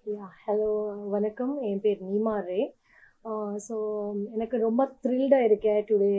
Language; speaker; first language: Tamil; non-native, learner; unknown